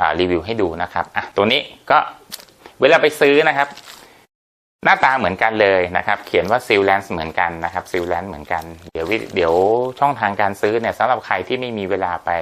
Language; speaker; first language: Thai; native; Thai